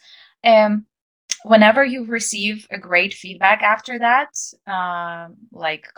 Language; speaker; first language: English; non-native, fluent; Ukrainian